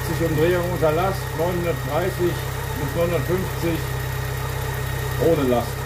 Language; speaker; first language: German; native; German